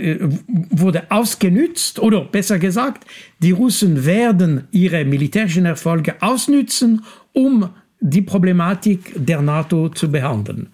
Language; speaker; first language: German; non-native, local second language; French